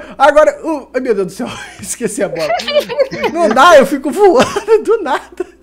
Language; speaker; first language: Portuguese; native; Portuguese